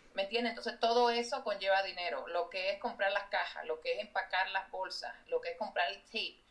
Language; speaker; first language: Spanish; native; Spanish